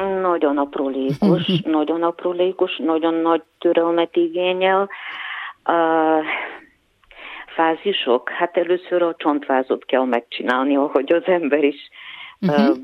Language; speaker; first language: Hungarian; non-native, fluent; Bulgarian